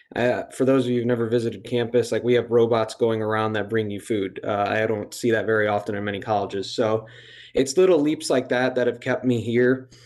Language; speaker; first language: English; native; English